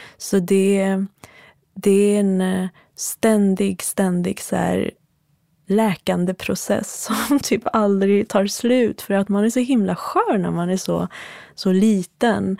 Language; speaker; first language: Swedish; early bilingual, other home language; Central Kurdish